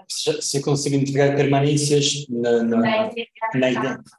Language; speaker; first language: Portuguese; non-native, learner; Italian